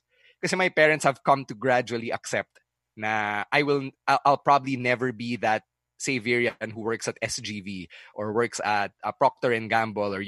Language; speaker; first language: English; non-native, local second language; Filipino